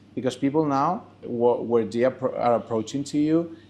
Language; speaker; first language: English; non-native, fluent; Spanish